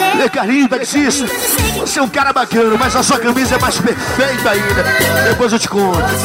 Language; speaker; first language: Portuguese; native; Portuguese